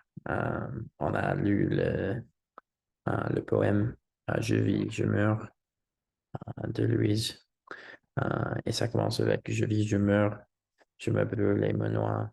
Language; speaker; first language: French; non-native, learner; English